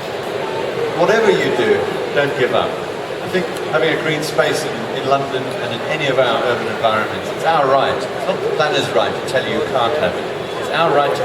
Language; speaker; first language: English; native; English